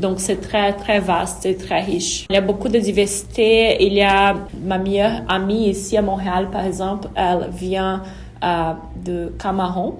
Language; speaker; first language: French; non-native, fluent; Portuguese